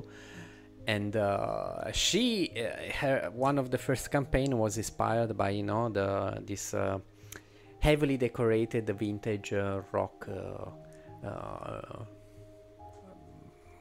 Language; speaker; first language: English; non-native, fluent; Italian